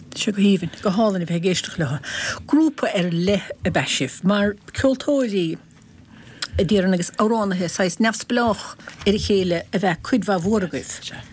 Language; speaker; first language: Irish; native; Irish